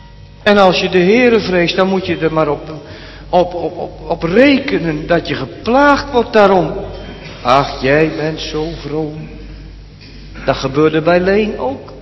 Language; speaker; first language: Dutch; native; Dutch